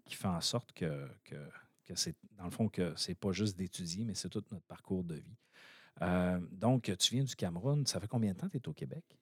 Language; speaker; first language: French; native; French